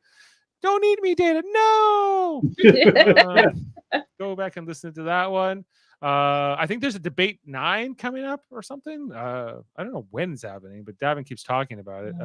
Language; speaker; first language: English; native; English